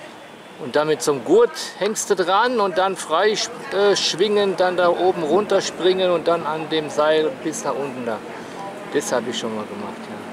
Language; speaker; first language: German; native; German